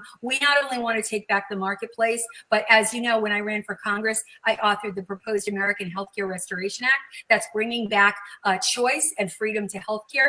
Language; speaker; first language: English; native; English